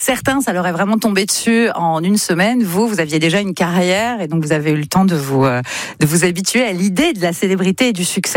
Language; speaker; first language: French; native; French